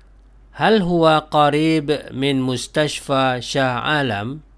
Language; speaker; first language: Arabic; non-native, fluent; Malay